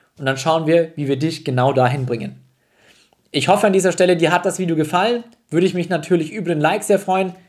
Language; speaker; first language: German; native; German